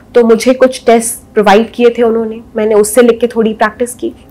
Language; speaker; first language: Hindi; native; Hindi